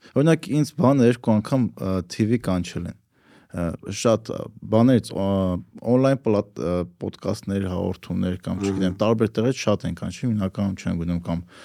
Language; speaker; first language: Armenian; native; Armenian